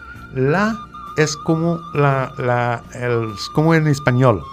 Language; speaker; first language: Spanish; non-native, fluent; French